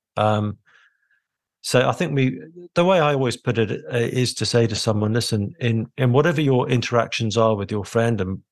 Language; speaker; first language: English; native; English